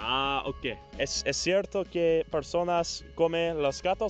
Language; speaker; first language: Spanish; non-native, learner; English